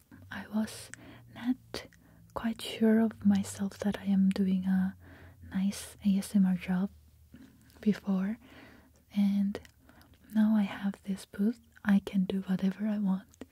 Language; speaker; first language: English; non-native, fluent; Korean